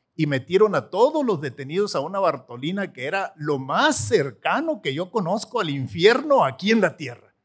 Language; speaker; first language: Spanish; native; Spanish